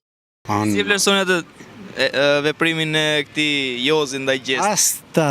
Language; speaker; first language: Albanian; native; Albanian